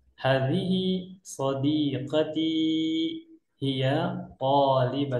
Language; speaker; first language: Arabic; non-native, fluent; Indonesian